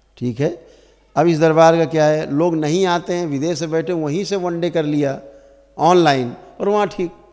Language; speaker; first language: Hindi; native; Hindi